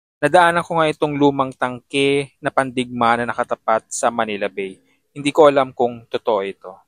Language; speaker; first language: Filipino; native; Filipino